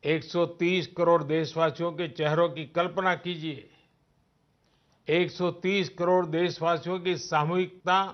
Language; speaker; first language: Hindi; non-native, local second language; Gujarati